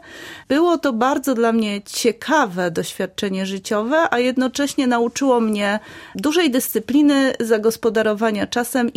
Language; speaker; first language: Polish; native; Polish